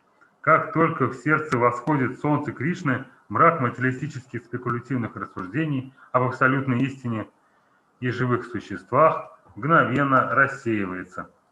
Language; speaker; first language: Russian; native; Russian